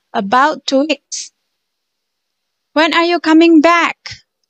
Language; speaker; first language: English; non-native, fluent; Indonesian